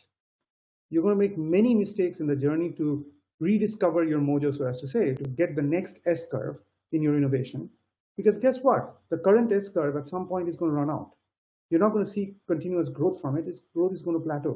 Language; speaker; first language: English; non-native, local second language; Bangla